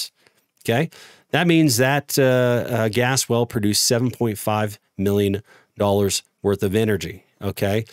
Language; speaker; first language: English; native; English